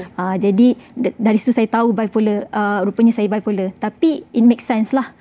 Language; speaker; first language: Malay; native; Malay